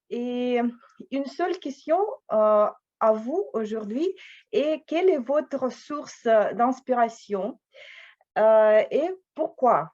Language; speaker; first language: French; non-native, fluent; Russian